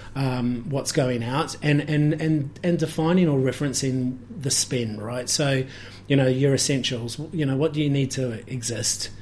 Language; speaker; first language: English; native; English